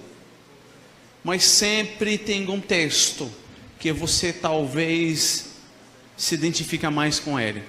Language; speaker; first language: Portuguese; non-native, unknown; Arabic